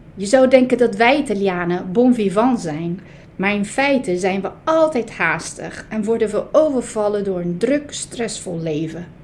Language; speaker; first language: Dutch; early bilingual, other home language; Italian